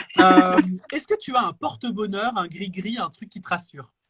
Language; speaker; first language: French; native; French